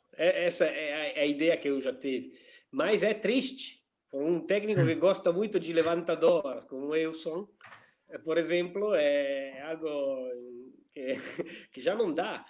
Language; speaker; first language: Portuguese; non-native, fluent; Italian